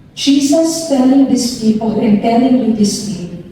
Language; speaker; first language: English; non-native, local second language; Filipino